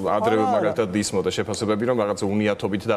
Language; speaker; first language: Georgian; native; Georgian